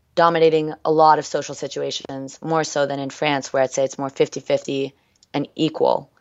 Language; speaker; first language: English; early bilingual, other home language; French